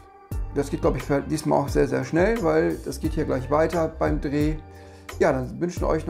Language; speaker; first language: German; native; German